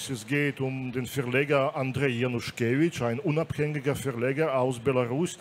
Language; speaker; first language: German; non-native, fluent; Belarusian